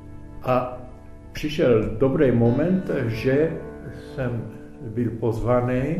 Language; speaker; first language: Czech; early bilingual, heritage; Czech